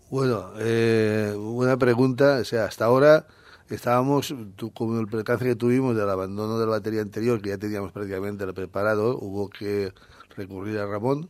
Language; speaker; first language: Spanish; native; Spanish